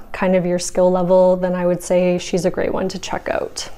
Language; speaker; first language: English; native; English